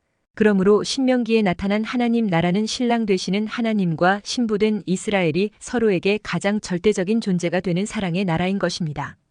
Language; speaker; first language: Korean; native; Korean